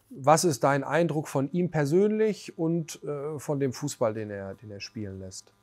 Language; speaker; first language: German; native; German